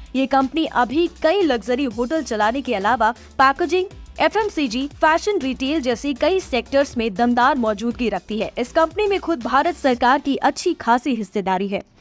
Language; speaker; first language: Hindi; native; Hindi